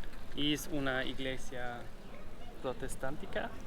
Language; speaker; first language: Spanish; non-native, learner; German